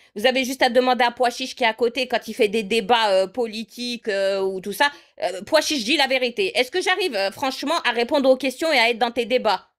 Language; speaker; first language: French; early bilingual, other home language; Portuguese